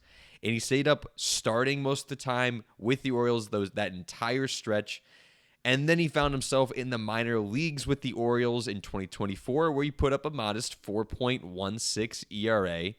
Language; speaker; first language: English; native; English